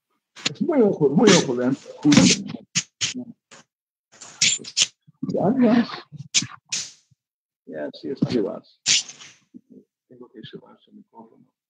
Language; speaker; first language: Spanish; non-native, fluent; English